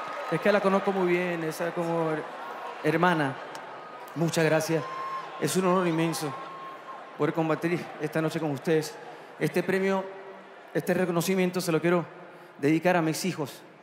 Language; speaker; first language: Spanish; early bilingual, heritage; Spanish